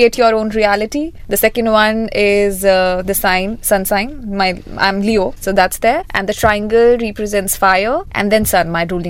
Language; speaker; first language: English; non-native, local second language; Hindi